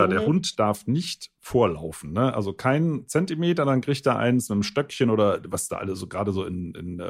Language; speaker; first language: German; native; German